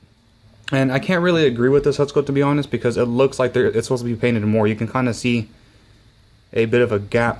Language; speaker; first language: English; native; English